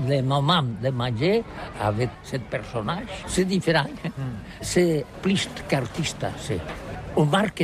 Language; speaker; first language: French; non-native, learner; Catalan